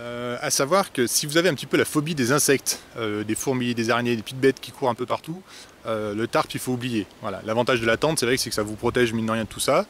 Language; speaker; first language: French; native; French